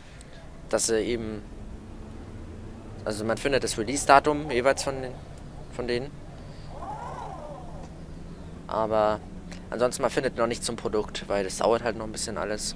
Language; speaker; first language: German; native; German